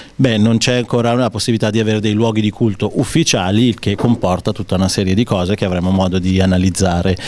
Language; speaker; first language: Italian; non-native, fluent; Urdu